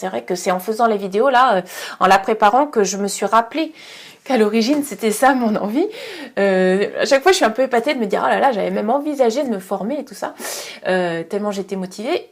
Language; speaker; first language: French; native; French